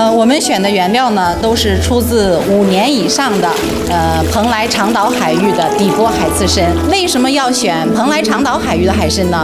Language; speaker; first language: Chinese; native; Chinese